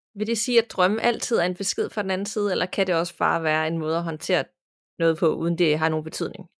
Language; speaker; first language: Danish; native; Danish